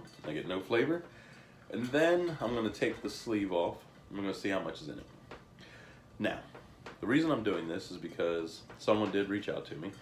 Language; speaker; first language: English; native; English